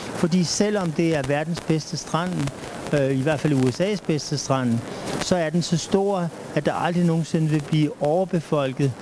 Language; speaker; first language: Danish; native; Danish